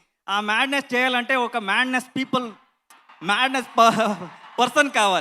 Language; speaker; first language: Telugu; non-native, learner; Kannada